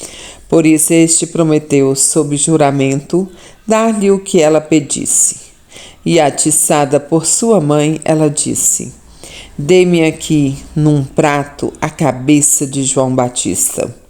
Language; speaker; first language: Portuguese; native; Portuguese